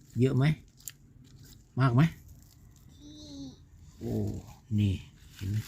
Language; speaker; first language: Thai; native; Thai